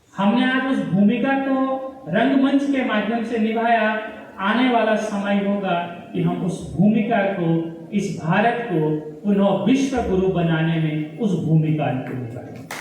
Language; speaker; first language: Hindi; native; Hindi